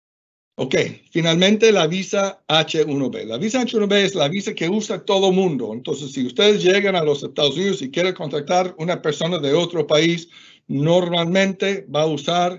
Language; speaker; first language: Spanish; non-native, fluent; English